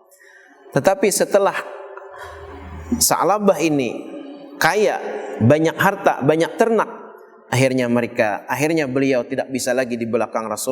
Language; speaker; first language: Indonesian; non-native, local second language; Banjar